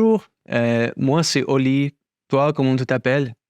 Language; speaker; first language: French; non-native, learner; English